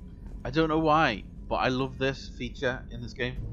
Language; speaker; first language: English; native; English